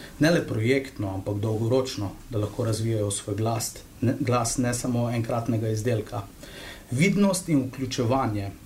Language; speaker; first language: Slovenian; native; Slovenian